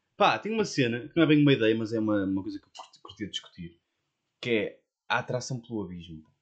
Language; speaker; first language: Portuguese; native; Portuguese